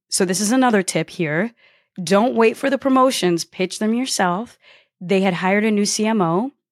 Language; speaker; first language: English; early bilingual, other home language; Portuguese